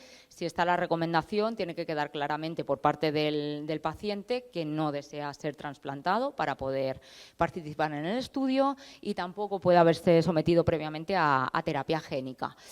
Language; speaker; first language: Spanish; native; Spanish